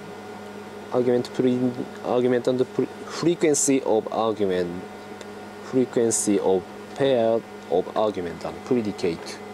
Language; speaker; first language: English; non-native, learner; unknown